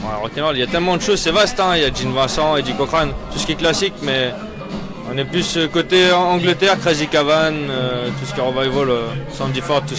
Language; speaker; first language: French; native; French